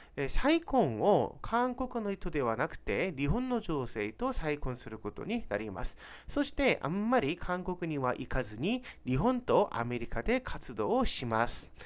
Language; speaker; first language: Japanese; non-native, fluent; Korean